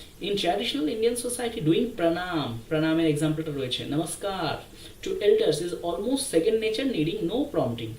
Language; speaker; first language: English; non-native, local second language; Bangla